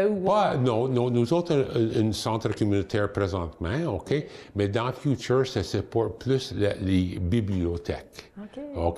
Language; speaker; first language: French; non-native, local second language; English